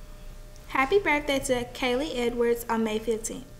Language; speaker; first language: English; native; English